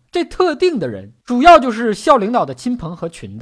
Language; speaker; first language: Chinese; native; Chinese